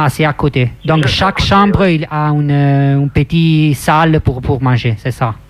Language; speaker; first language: French; non-native, fluent; Italian